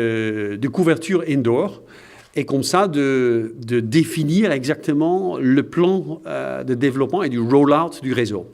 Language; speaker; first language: French; non-native, fluent; Dutch